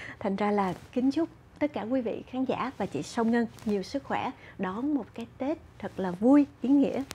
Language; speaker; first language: Vietnamese; native; Vietnamese